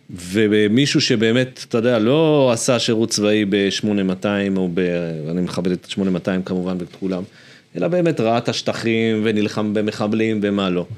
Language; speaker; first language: Hebrew; native; Hebrew